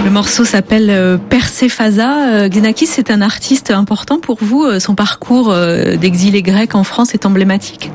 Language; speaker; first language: French; native; French